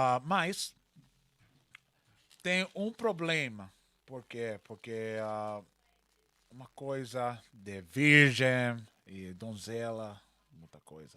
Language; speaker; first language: Portuguese; non-native, learner; Spanish